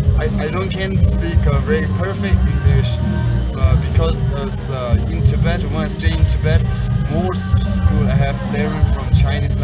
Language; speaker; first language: English; non-native, learner; Tibetan